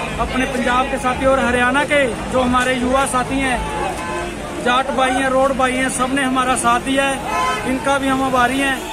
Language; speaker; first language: Hindi; native; Hindi